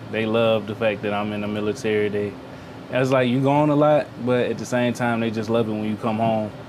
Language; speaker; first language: English; native; English